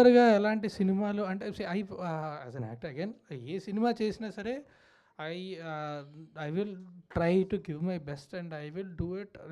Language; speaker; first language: Telugu; native; Telugu